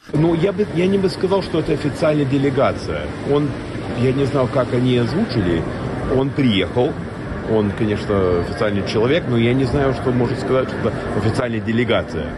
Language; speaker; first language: Russian; non-native, fluent; English